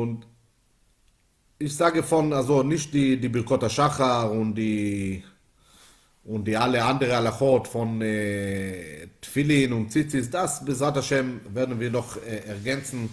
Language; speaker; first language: German; non-native, fluent; Yiddish